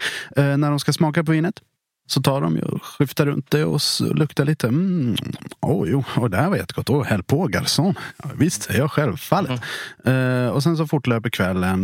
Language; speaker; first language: Swedish; native; Swedish